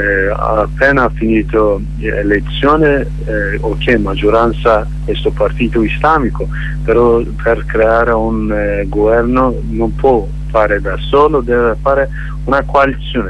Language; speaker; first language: Italian; non-native, learner; Kurdish